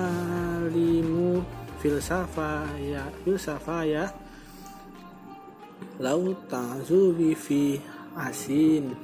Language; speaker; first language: Arabic; non-native, learner; Indonesian